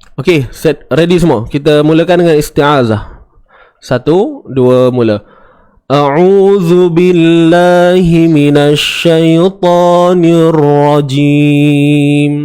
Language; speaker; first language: Malay; native; Malay